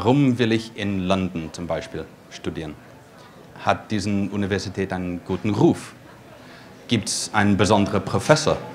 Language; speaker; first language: German; non-native, fluent; English